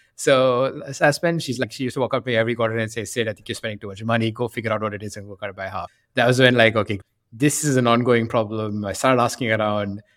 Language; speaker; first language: English; non-native, local second language; Tamil